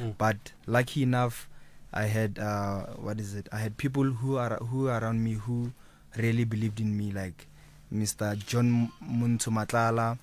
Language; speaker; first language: English; non-native, local second language; Northern Sotho